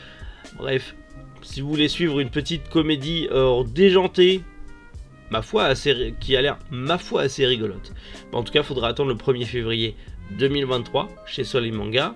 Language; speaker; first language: French; native; French